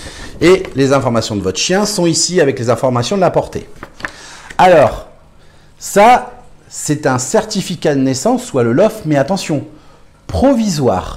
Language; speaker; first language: French; native; French